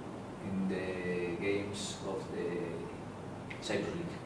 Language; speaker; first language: English; non-native, learner; Spanish